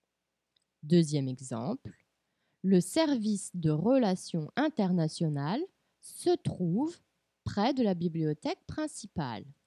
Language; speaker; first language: French; non-native, fluent; Portuguese